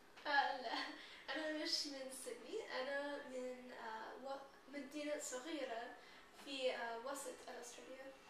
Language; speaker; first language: Arabic; non-native, learner; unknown